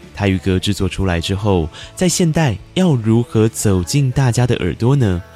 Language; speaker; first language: Chinese; native; Chinese